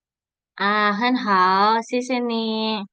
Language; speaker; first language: Chinese; non-native, fluent; Indonesian